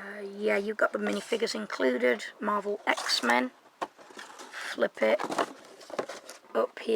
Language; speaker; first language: English; native; English